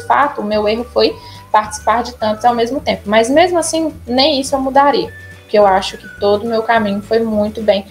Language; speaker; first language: Portuguese; native; Portuguese